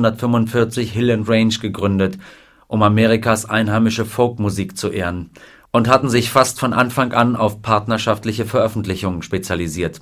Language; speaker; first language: German; native; German